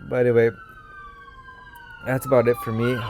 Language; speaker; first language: English; native; English